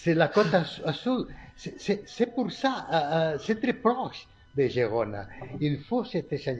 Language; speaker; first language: French; non-native, learner; Catalan